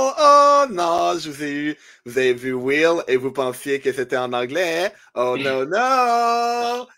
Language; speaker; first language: French; native; French